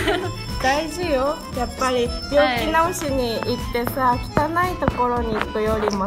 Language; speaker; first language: Japanese; native; Japanese